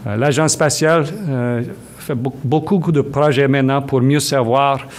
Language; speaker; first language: French; non-native, fluent; English